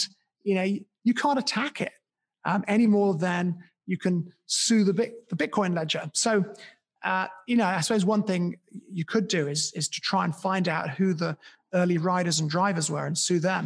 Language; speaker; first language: English; native; English